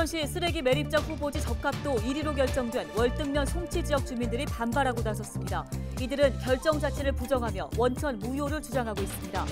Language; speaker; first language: Korean; native; Korean